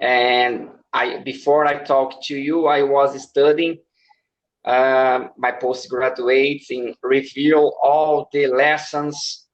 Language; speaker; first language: English; non-native, learner; Portuguese